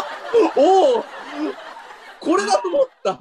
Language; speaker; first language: Japanese; native; Japanese